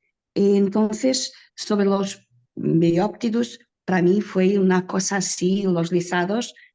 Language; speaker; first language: Spanish; non-native, learner; Portuguese